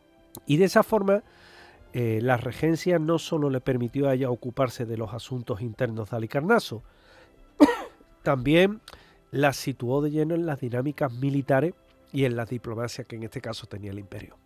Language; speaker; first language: Spanish; native; Spanish